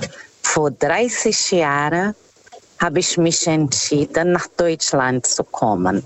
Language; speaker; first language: German; non-native, fluent; Portuguese